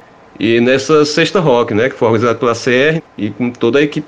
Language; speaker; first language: Portuguese; native; Portuguese